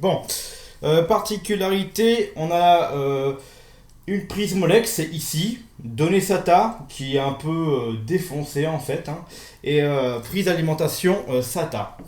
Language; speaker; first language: French; native; French